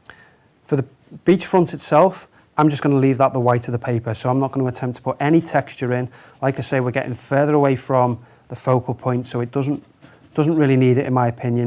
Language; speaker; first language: English; native; English